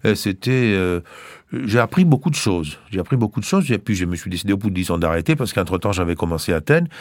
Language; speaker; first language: French; non-native, fluent; Greek